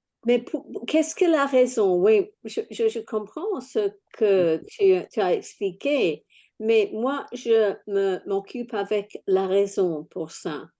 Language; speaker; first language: French; non-native, fluent; English